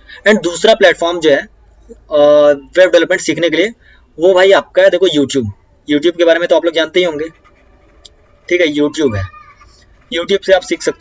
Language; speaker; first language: Hindi; native; Hindi